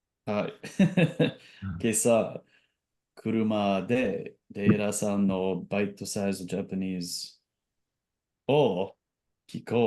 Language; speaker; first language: Japanese; non-native, learner; English